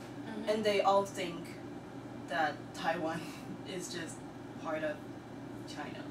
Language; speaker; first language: English; non-native, learner; Chinese